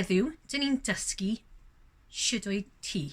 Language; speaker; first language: Welsh; non-native, local second language; English